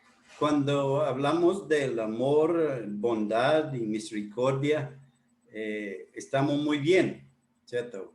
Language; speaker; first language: Spanish; non-native, fluent; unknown